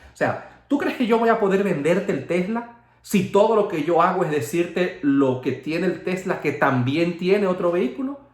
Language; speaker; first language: Spanish; native; Spanish